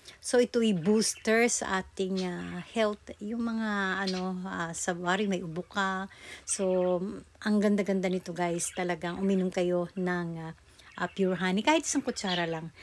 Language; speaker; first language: Filipino; non-native, local second language; Cebuano